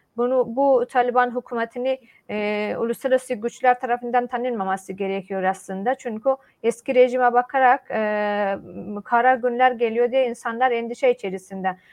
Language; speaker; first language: Turkish; non-native, fluent; Persian